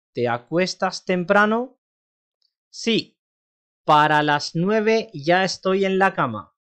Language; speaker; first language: Spanish; non-native, fluent; Urdu